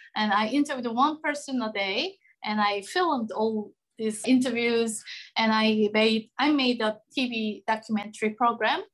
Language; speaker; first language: English; non-native, fluent; Korean